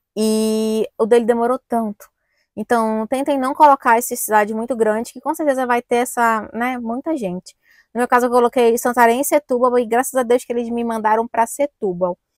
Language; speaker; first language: Portuguese; native; Portuguese